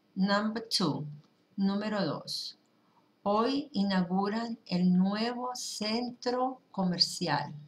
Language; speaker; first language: English; early bilingual, other home language; Spanish